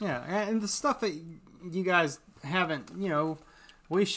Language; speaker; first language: English; native; English